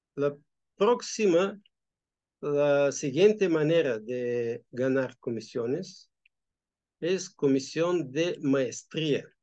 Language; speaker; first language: Spanish; non-native, fluent; Bulgarian